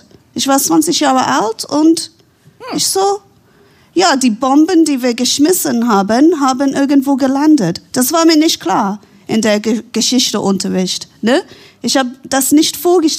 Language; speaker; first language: German; non-native, fluent; English